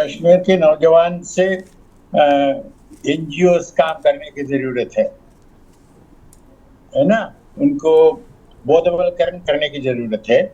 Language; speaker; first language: Hindi; non-native, local second language; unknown